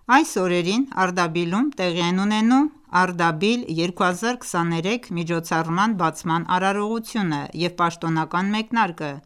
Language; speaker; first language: Armenian; early bilingual, heritage; Armenian